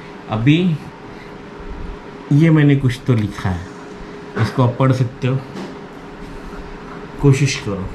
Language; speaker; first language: Hindi; non-native, local second language; Marathi